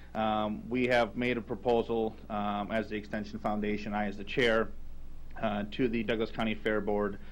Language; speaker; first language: English; native; English